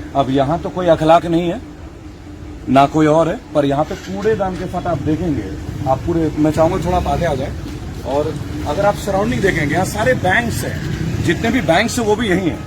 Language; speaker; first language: Hindi; non-native, local second language; Bangla